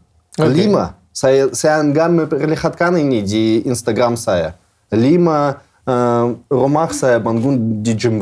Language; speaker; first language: Indonesian; non-native, learner; Russian